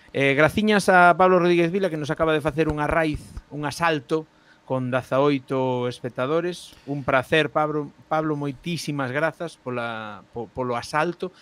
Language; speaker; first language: Galician; non-native, local second language; Spanish